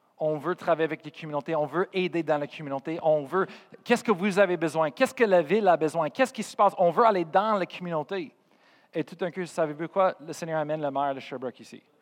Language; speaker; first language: French; non-native, fluent; English